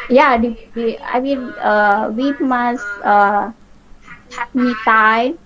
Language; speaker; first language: English; non-native, learner; Indonesian